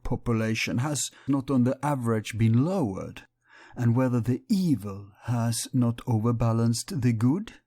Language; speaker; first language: English; non-native, fluent; Norwegian